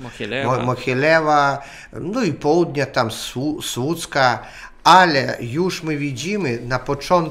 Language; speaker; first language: Polish; non-native, learner; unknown